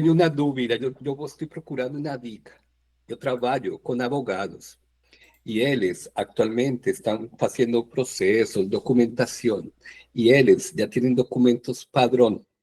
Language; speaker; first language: Portuguese; non-native, fluent; Spanish